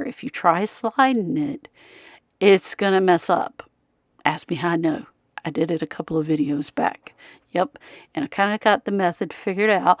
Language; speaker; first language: English; native; English